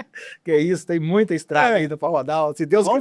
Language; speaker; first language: Portuguese; native; Portuguese